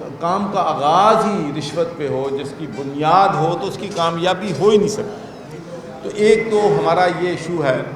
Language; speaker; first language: Urdu; non-native, local second language; Punjabi